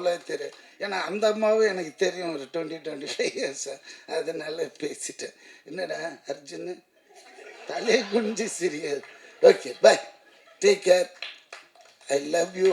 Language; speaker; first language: Tamil; native; Tamil